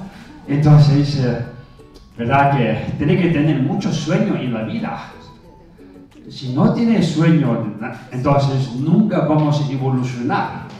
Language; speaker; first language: Spanish; non-native, fluent; Tibetan